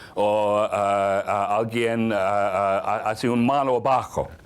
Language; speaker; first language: Spanish; non-native, learner; English